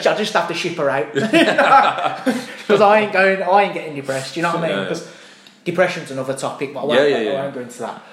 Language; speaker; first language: English; native; English